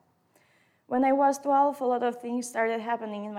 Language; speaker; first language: English; non-native, fluent; Albanian